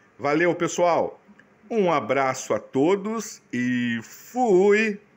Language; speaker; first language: Portuguese; native; Portuguese